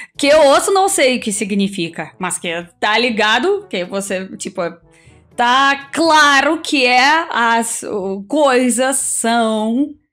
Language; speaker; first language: Portuguese; non-native, fluent; Russian